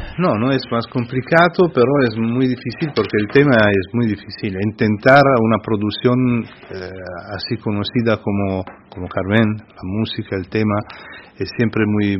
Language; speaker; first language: Spanish; non-native, fluent; Italian